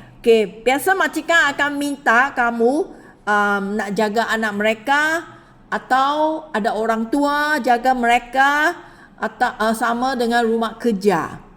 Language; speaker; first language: Malay; non-native, local second language; Chinese